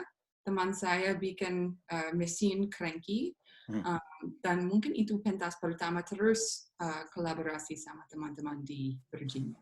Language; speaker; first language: Indonesian; non-native, fluent; English